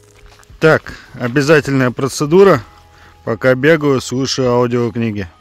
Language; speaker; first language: Russian; native; Russian